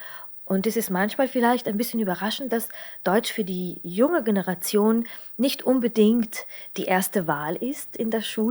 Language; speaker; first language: German; non-native, fluent; Slovenian